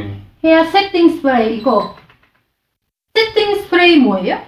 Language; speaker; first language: Korean; non-native, fluent; Vietnamese